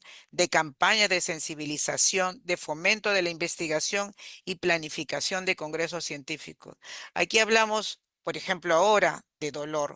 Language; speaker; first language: Spanish; native; Spanish